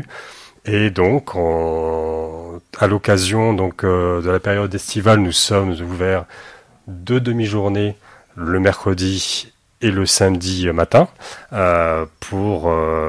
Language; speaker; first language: French; native; French